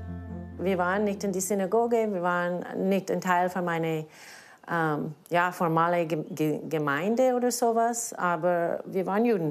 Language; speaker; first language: German; non-native, fluent; English